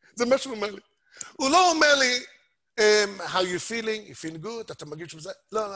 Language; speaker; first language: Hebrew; non-native, fluent; English